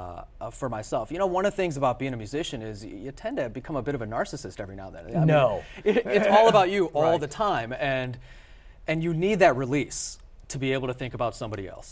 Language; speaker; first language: English; early bilingual, other home language; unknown